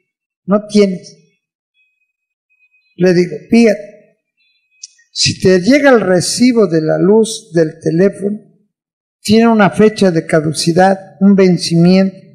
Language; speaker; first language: Spanish; native; Spanish